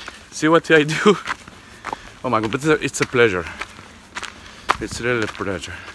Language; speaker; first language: English; non-native, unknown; Arabic